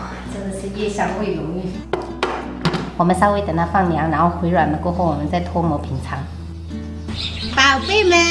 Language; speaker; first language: Chinese; native; Chinese